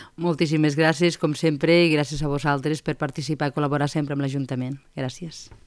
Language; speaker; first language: Catalan; native; Catalan